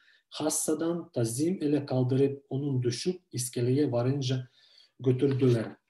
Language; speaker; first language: Turkish; non-native, fluent; Ukrainian